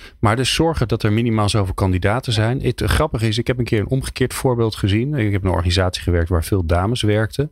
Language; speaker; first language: Dutch; native; Dutch